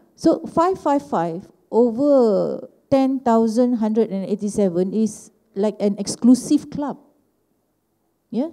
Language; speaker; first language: English; non-native, local second language; Malay